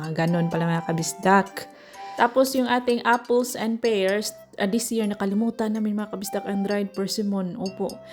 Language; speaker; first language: Filipino; non-native, local second language; Cebuano